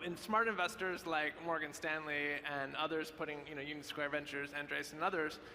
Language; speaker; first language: English; native; English